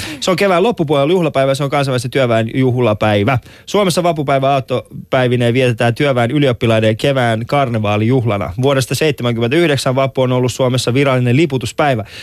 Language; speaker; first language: Finnish; early bilingual, other home language; Persian